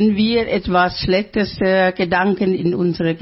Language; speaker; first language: German; non-native, fluent; Thai